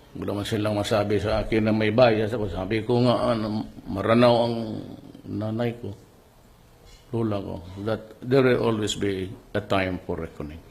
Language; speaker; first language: Filipino; non-native, local second language; Cebuano